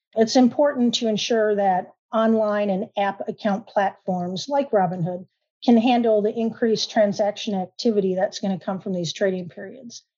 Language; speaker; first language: English; native; English